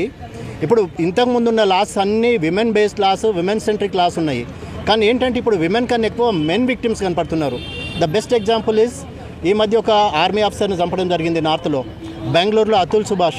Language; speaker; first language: Telugu; native; Telugu